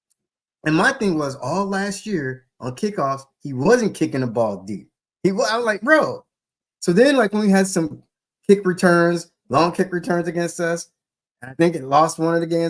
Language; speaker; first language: English; native; English